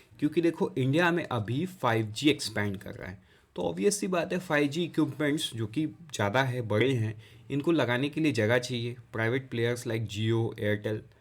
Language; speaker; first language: Hindi; non-native, local second language; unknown